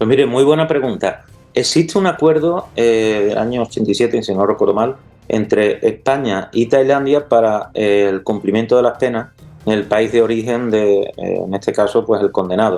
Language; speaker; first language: Spanish; native; Spanish